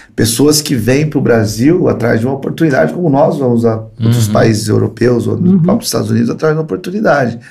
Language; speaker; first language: Portuguese; early bilingual, other home language; Spanish